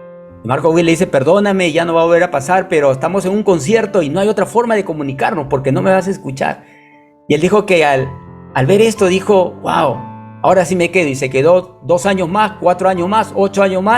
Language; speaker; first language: Spanish; native; Spanish